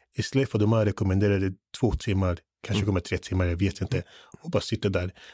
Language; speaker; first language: Swedish; non-native, fluent; English